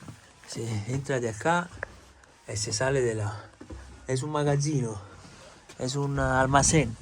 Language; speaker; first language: Spanish; non-native, fluent; Italian